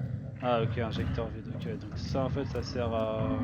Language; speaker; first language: French; native; French